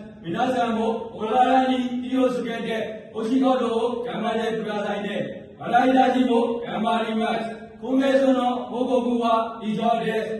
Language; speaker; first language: Japanese; non-native, learner; Burmese